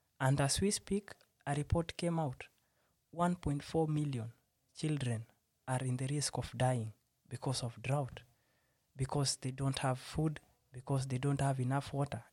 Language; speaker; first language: English; non-native, local second language; Swahili